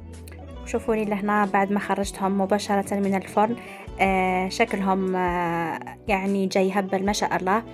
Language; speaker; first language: Arabic; native; Arabic